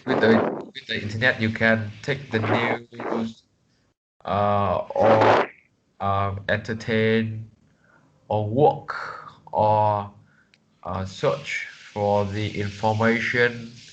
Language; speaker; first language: English; non-native, learner; Vietnamese